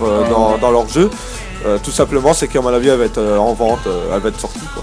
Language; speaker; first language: French; native; French